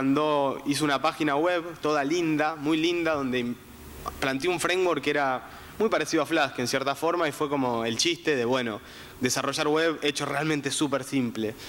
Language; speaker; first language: Spanish; native; Spanish